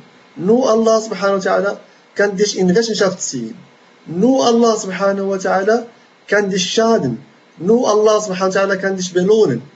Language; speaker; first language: German; non-native, fluent; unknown